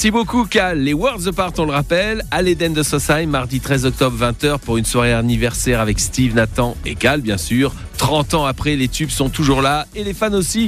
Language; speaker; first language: French; native; French